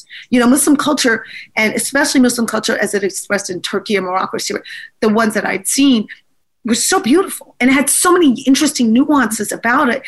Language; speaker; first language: English; native; English